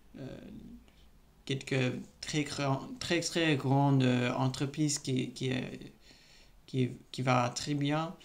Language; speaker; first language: French; non-native, learner; English